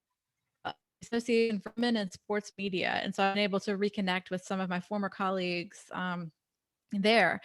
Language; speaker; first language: English; native; English